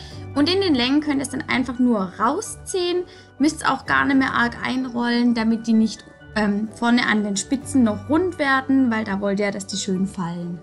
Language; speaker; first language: German; native; German